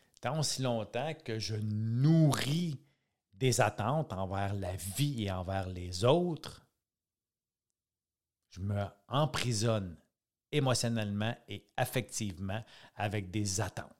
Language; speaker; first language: French; native; French